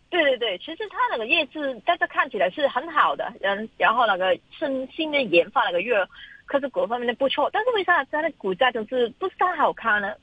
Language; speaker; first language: Chinese; non-native, local second language; Cantonese